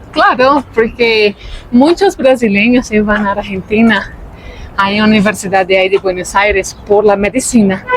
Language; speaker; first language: Spanish; non-native, fluent; Portuguese